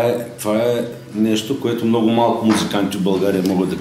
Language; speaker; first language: Bulgarian; native; Bulgarian